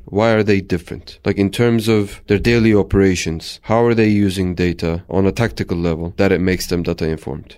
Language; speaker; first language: English; non-native, fluent; Turkish